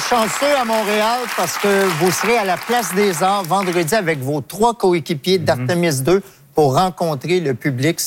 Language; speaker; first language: French; native; French